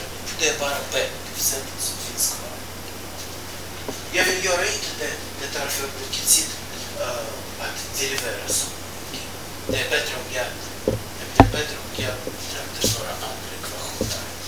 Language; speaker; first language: Swedish; non-native, fluent; Russian